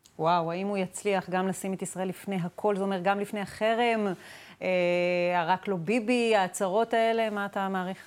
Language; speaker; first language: Hebrew; native; Hebrew